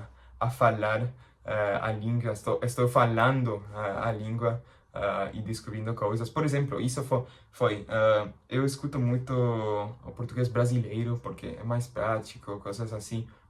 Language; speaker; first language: Portuguese; non-native, learner; English